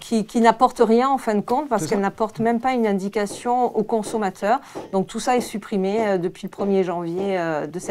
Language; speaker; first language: French; native; French